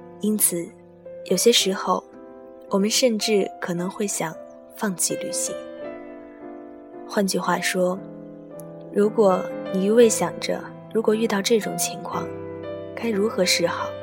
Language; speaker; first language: Chinese; native; Chinese